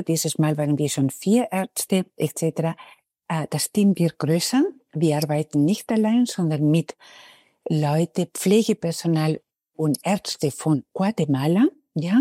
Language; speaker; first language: German; non-native, fluent; Spanish